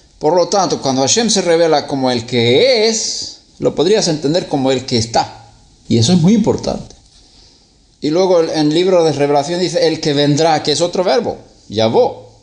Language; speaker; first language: Spanish; non-native, fluent; Swedish